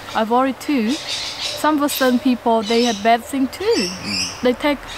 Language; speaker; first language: English; non-native, learner; Khmer